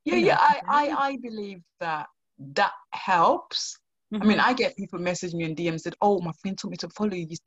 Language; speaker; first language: English; non-native, local second language; Krio